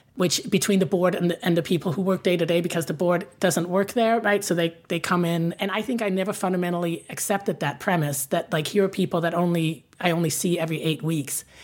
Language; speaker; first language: English; non-native, fluent; Danish